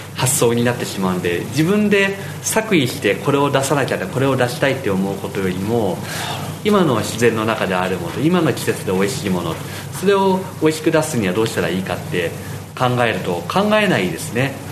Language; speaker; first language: Japanese; native; Japanese